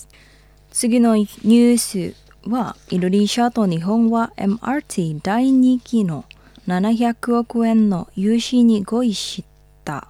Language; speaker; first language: Japanese; non-native, fluent; Indonesian